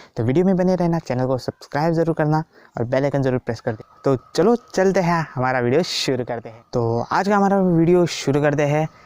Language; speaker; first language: Hindi; non-native, local second language; Konkani